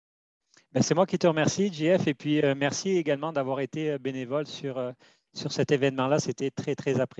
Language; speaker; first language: French; native; French